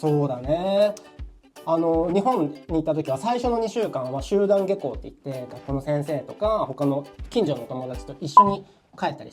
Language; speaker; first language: Japanese; native; Japanese